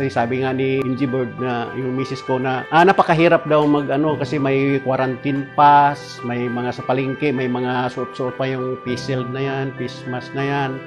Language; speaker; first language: Filipino; non-native, local second language; Cebuano